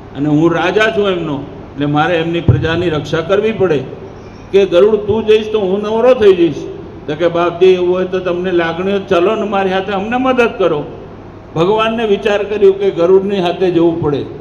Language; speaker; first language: Gujarati; native; Gujarati